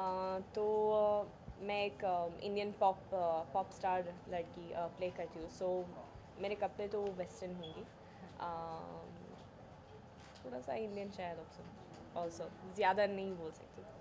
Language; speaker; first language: Hindi; non-native, fluent; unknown